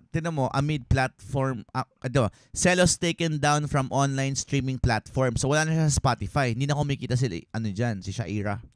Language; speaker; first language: Filipino; native; Filipino